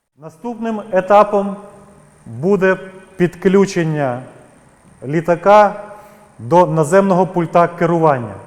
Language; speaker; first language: Ukrainian; native; Ukrainian